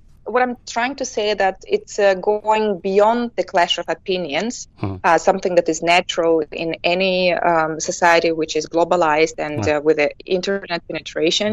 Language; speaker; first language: English; non-native, fluent; Kyrgyz